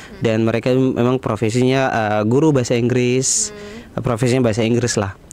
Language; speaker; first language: Indonesian; native; Indonesian